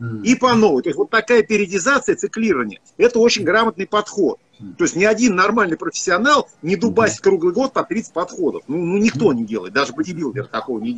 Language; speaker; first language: Russian; native; Russian